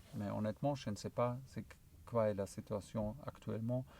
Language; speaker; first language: French; non-native, learner; German